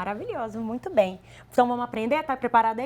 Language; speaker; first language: Portuguese; native; Portuguese